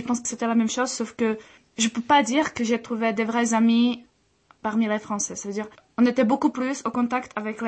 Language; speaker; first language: French; non-native, fluent; Czech